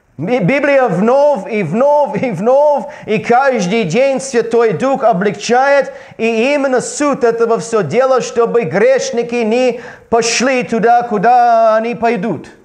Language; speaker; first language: Russian; non-native, learner; English